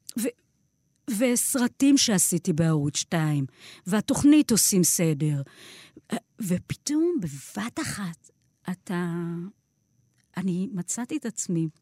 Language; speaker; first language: Hebrew; native; Hebrew